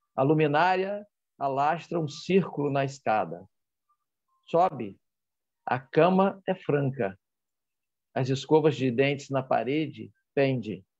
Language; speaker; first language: Portuguese; native; Portuguese